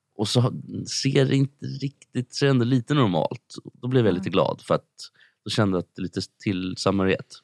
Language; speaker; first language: Swedish; native; Swedish